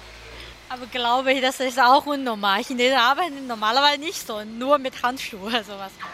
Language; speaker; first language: German; non-native, learner; Chinese